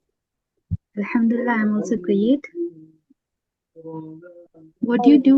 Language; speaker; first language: English; non-native, learner; Urdu